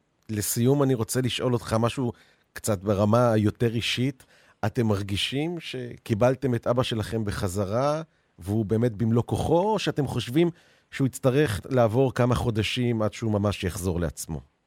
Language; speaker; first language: Hebrew; native; Hebrew